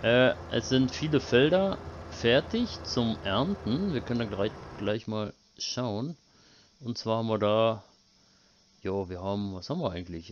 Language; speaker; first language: German; native; German